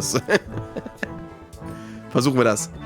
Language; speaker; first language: German; native; German